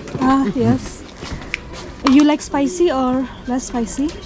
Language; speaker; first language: English; non-native, fluent; Nepali